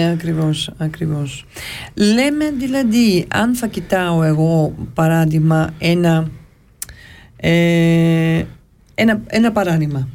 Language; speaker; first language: Greek; early bilingual, heritage; Greek